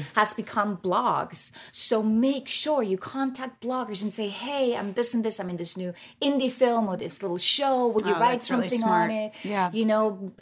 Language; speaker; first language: English; non-native, fluent; German